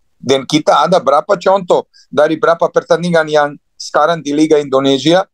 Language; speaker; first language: Indonesian; non-native, fluent; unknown